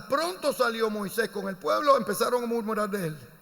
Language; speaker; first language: Spanish; native; Spanish